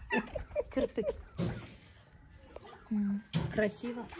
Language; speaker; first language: Russian; native; Russian